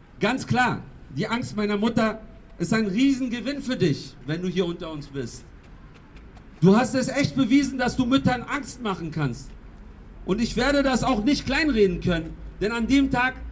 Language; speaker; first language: German; early bilingual, other home language; Kurdish